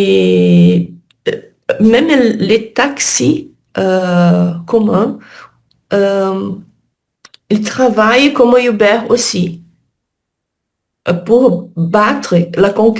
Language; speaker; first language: French; non-native, learner; Portuguese